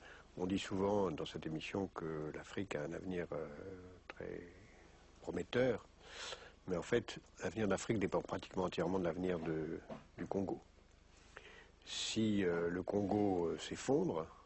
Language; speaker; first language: French; native; French